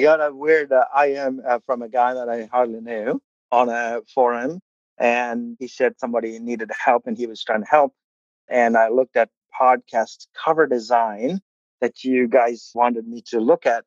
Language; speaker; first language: English; non-native, local second language; Malayalam